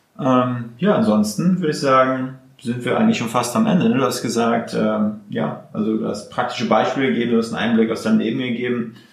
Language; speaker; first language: German; native; German